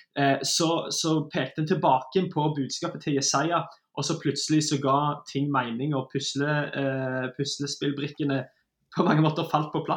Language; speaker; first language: Norwegian; native; Norwegian